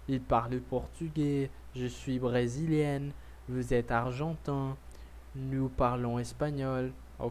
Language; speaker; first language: French; non-native, learner; Portuguese